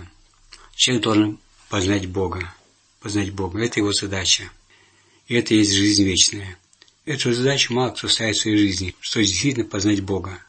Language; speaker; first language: Russian; native; Russian